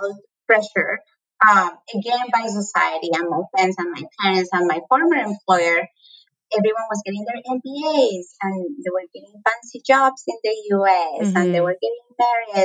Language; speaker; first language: English; non-native, fluent; Spanish